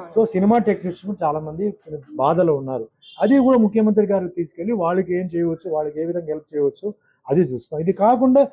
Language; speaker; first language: Telugu; native; Telugu